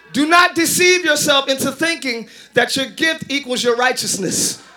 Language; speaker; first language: English; native; English